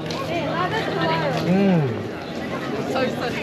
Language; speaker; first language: Korean; non-native, learner; Japanese